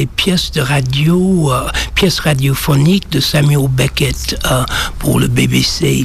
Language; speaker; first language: French; non-native, fluent; English